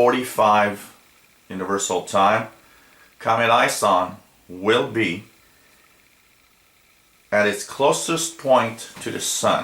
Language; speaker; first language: English; non-native, local second language; French